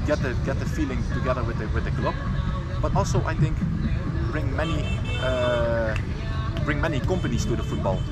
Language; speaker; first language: English; non-native, fluent; Dutch